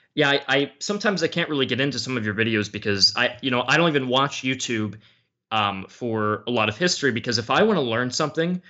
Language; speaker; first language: English; native; English